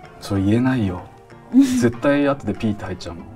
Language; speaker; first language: Japanese; native; Japanese